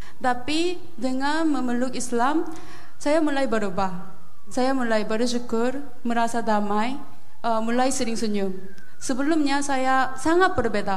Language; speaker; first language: Indonesian; non-native, fluent; Korean